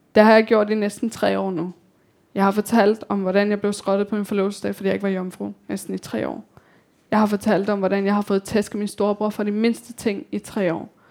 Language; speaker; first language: Danish; early bilingual, other home language; Persian